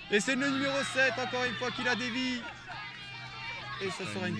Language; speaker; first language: French; native; French